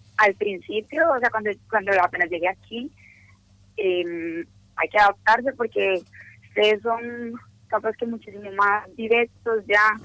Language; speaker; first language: Spanish; native; Spanish